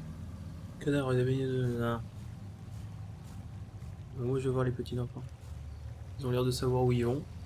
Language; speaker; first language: French; native; French